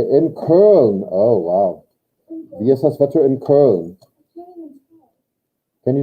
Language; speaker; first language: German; non-native, fluent; English